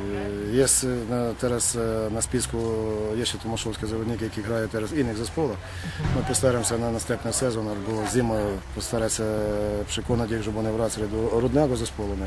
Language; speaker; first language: Polish; non-native, learner; Ukrainian